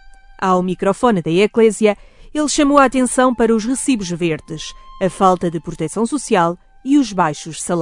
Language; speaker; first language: Portuguese; native; Portuguese